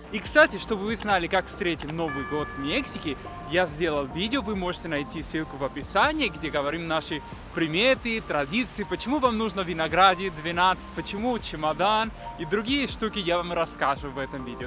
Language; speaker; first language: Russian; non-native, fluent; Spanish